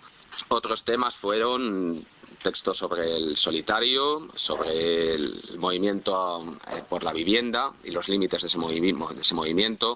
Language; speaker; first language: Spanish; native; Spanish